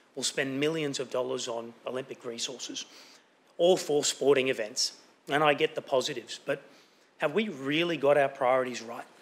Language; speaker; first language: English; native; English